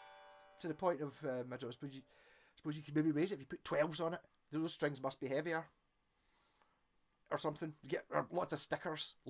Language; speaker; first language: English; native; English